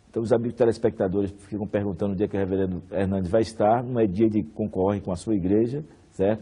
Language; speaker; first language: Portuguese; native; Portuguese